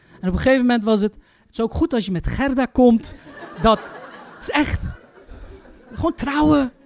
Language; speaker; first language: Dutch; early bilingual, other home language; Turkish